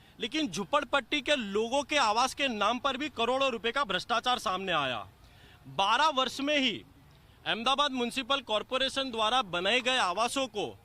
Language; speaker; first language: Hindi; non-native, local second language; Gujarati